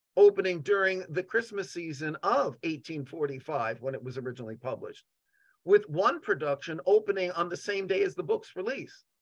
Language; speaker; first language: English; native; English